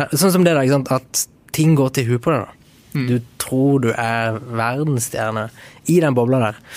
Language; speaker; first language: Norwegian; early bilingual, other home language; Spanish